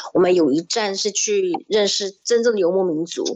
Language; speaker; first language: Chinese; native; Chinese